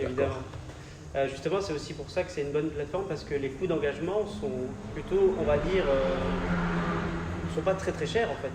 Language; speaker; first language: French; native; French